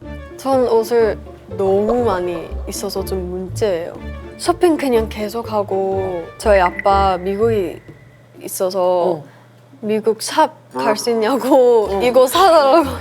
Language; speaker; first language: Korean; early bilingual, heritage; English